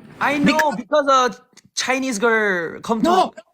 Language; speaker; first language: English; non-native, learner; Korean